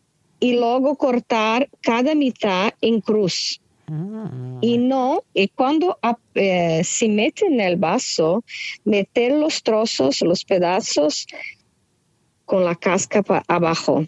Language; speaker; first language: Spanish; non-native, fluent; Portuguese